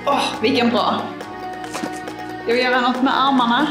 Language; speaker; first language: Swedish; native; Swedish